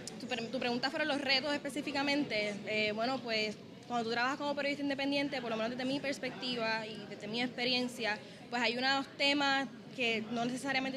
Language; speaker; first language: Spanish; native; Spanish